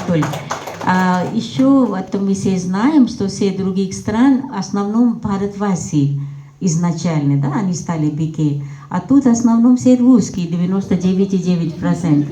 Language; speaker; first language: Russian; non-native, fluent; Hindi